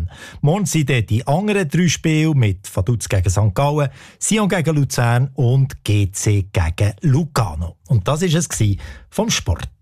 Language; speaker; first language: German; native; German